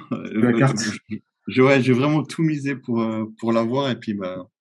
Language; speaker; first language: French; native; French